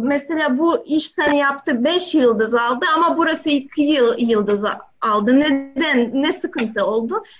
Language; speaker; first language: Turkish; non-native, learner; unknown